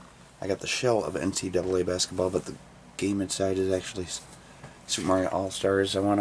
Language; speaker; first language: English; native; English